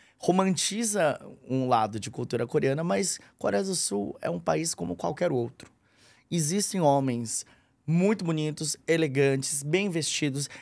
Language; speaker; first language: Portuguese; early bilingual, other home language; Korean